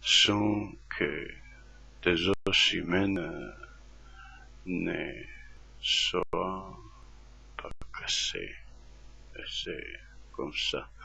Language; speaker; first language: French; non-native, fluent; Croatian